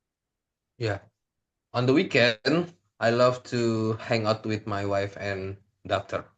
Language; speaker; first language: English; non-native, learner; Indonesian